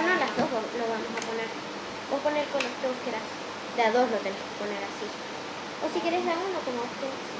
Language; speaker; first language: Spanish; native; Spanish